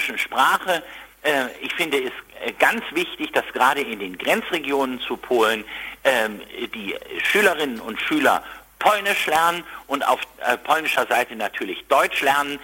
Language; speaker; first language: German; native; German